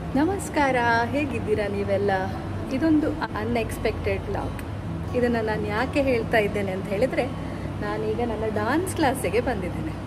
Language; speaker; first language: Kannada; native; Kannada